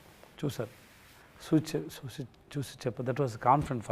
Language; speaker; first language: Telugu; non-native, local second language; Tamil